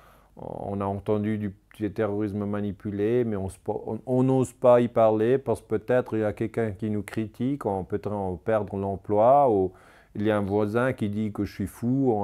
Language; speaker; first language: French; non-native, local second language; German